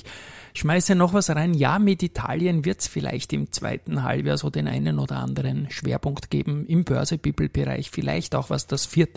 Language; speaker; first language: German; native; German